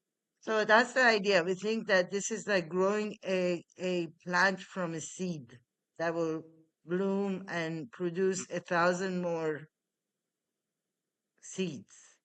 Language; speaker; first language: English; non-native, fluent; Persian